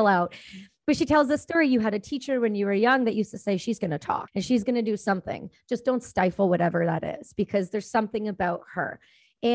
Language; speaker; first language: English; native; English